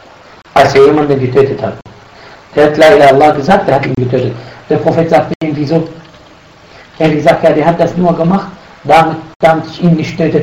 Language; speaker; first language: German; non-native, fluent; Arabic